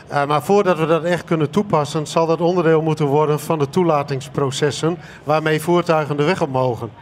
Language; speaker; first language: Dutch; native; Dutch